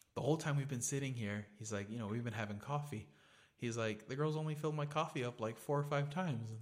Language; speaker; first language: English; native; English